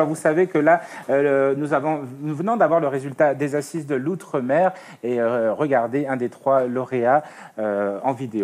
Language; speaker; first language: French; native; French